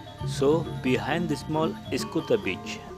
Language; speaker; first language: English; non-native, local second language; Indonesian